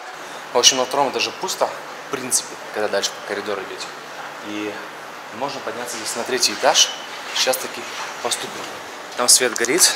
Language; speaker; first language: Russian; native; Russian